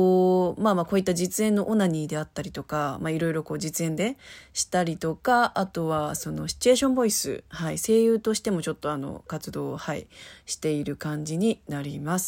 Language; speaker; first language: Japanese; native; Japanese